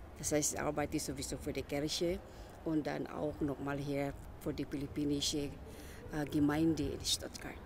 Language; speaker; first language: German; non-native, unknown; Filipino